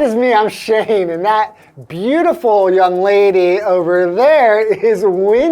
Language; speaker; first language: English; native; English